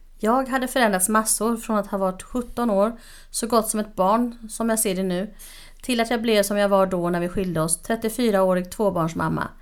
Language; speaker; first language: Swedish; native; Swedish